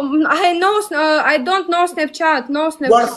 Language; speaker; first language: English; non-native, learner; Russian